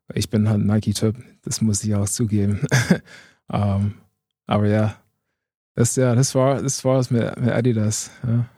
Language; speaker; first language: German; non-native, fluent; English